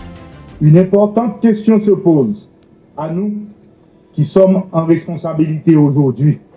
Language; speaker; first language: French; non-native, local second language; Haitian Creole